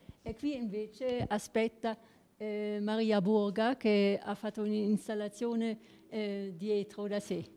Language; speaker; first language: Italian; non-native, learner; German